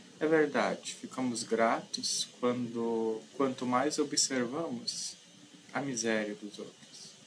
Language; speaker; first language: Portuguese; native; Portuguese